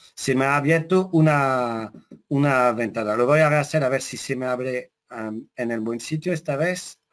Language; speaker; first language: Spanish; non-native, fluent; French